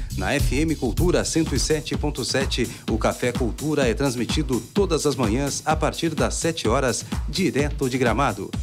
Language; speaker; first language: Portuguese; native; Portuguese